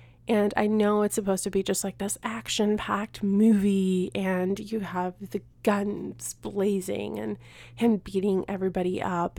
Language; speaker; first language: English; early bilingual, other home language; Spanish